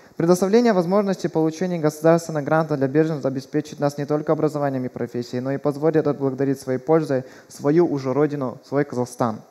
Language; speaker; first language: Russian; early bilingual, other home language; Persian